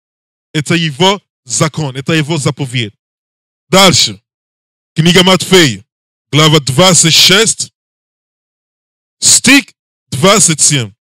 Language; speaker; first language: Russian; non-native, learner; English